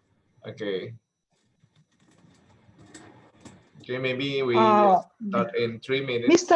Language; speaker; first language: English; non-native, learner; Indonesian